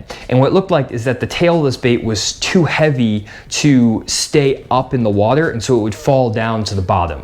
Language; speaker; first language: English; native; English